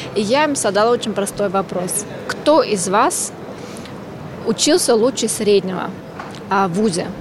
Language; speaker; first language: Russian; non-native, fluent; German